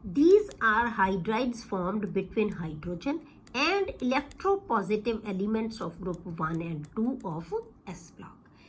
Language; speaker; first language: English; non-native, local second language; Punjabi